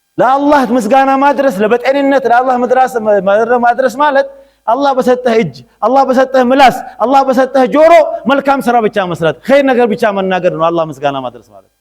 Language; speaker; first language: Amharic; non-native, local second language; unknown